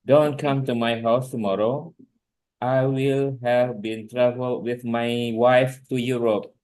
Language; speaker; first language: English; non-native, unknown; Indonesian